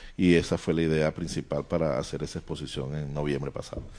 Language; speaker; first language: Spanish; native; Spanish